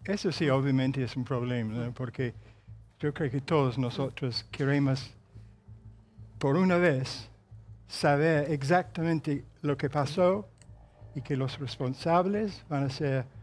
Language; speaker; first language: Spanish; non-native, fluent; English